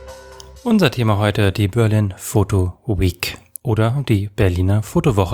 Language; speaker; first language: German; native; German